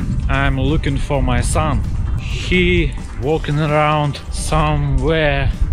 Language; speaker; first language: English; non-native, learner; Russian